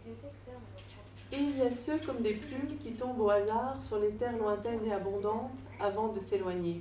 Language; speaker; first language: French; native; French